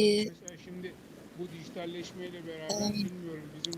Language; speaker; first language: Turkish; native; Turkish